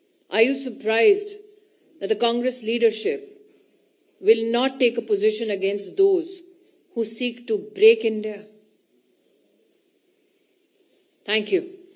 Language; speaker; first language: English; non-native, local second language; Hindi